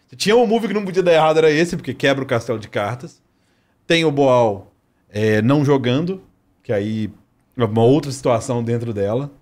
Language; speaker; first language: Portuguese; native; Portuguese